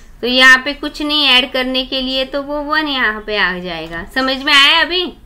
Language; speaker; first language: Hindi; non-native, local second language; Marathi